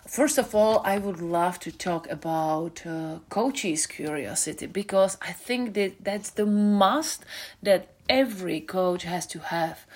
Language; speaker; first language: English; non-native, fluent; Czech